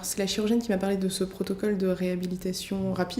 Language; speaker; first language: French; native; French